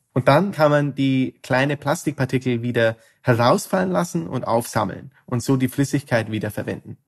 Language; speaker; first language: German; non-native, fluent; English